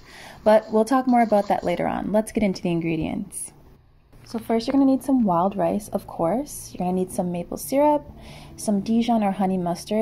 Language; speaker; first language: English; native; English